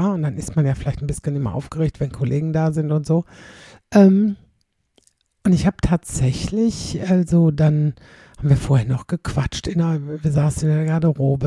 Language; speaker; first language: German; native; German